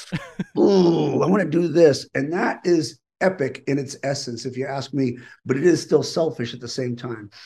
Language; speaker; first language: English; native; English